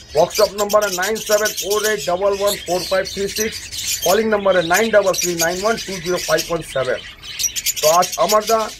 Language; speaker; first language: Hindi; non-native, local second language; Bangla